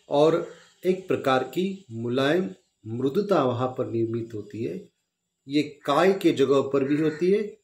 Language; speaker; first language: Hindi; non-native, local second language; Marathi